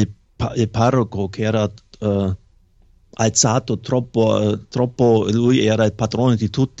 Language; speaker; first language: Italian; non-native, fluent; German